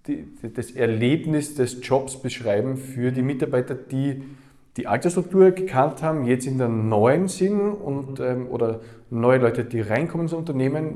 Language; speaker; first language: German; native; German